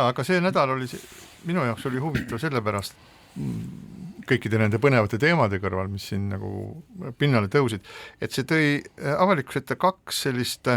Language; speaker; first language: Estonian; native; Estonian